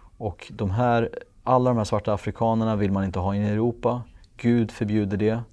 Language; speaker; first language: Swedish; early bilingual, other home language; Kurdish